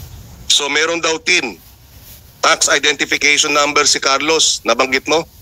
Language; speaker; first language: Filipino; native; Filipino